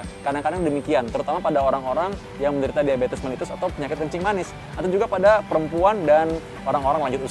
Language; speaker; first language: Indonesian; native; Indonesian